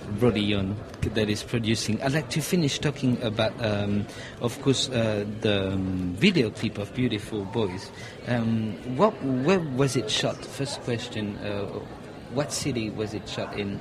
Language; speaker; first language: English; non-native, fluent; French